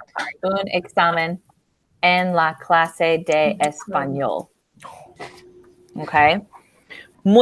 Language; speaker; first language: Spanish; non-native, learner; English